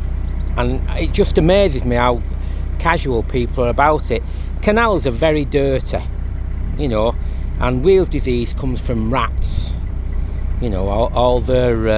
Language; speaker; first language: English; native; English